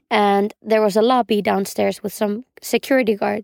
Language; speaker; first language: English; non-native, fluent; Icelandic